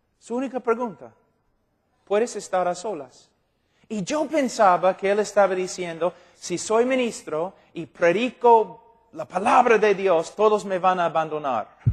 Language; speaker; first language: Spanish; non-native, fluent; English